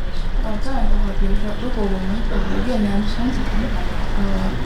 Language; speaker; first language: Chinese; non-native, fluent; Indonesian